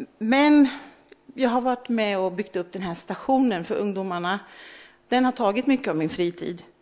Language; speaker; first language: Swedish; early bilingual, other home language; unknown